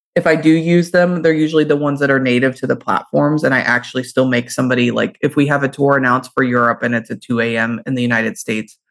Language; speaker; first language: English; native; English